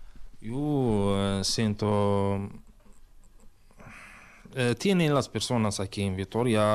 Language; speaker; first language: Spanish; non-native, learner; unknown